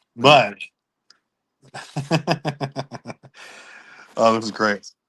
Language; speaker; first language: English; native; English